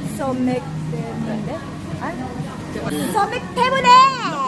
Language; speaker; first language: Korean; non-native, learner; Filipino